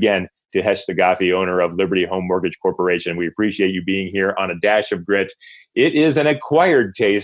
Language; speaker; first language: English; native; English